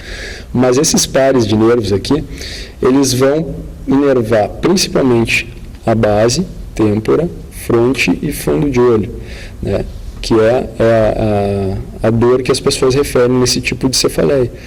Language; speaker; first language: Portuguese; native; Portuguese